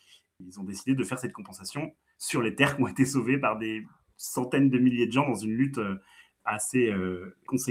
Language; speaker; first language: French; native; French